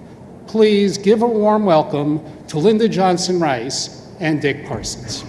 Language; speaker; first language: English; native; English